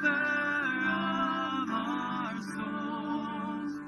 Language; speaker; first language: English; native; English